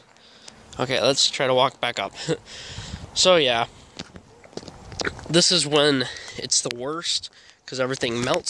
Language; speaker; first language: English; native; English